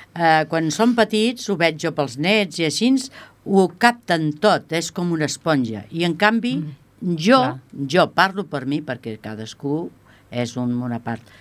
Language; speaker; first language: Catalan; non-native, local second language; Spanish